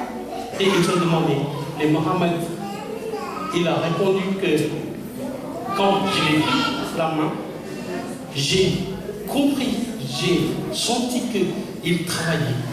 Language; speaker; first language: French; non-native, fluent; Tamil